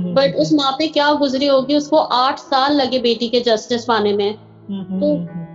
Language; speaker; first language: Hindi; native; Hindi